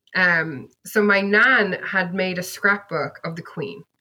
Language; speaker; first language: English; native; English